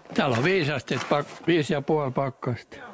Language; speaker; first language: Finnish; native; Finnish